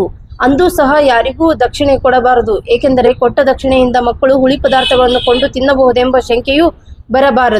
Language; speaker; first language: Kannada; native; Kannada